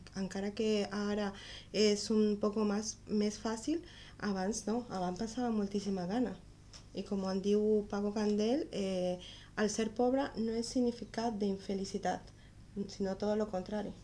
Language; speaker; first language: Catalan; non-native, learner; Spanish